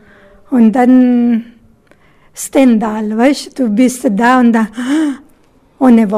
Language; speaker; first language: German; non-native, learner; Italian